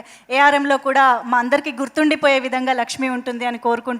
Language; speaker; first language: Telugu; native; Telugu